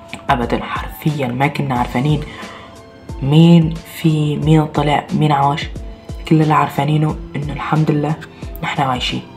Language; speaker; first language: Arabic; native; Arabic